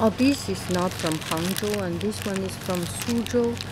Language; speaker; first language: English; non-native, fluent; Chinese